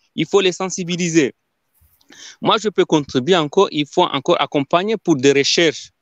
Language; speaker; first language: French; non-native, local second language; Ngazidja Comorian